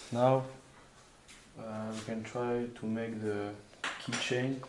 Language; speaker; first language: English; non-native, learner; French